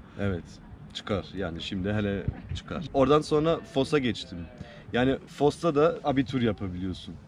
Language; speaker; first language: Turkish; early bilingual, heritage; Turkish